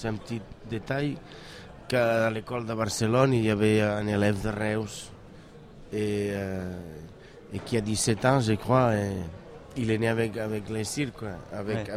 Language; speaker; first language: French; non-native, fluent; Catalan